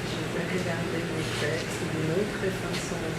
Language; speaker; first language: French; non-native, fluent; Portuguese